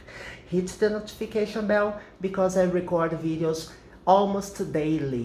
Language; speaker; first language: English; non-native, fluent; Portuguese